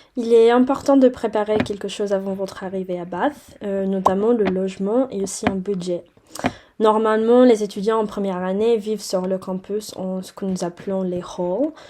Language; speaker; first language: French; non-native, fluent; English